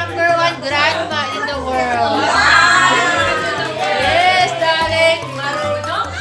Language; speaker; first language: English; non-native, local second language; Cebuano